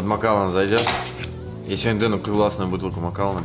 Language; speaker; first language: Russian; native; Russian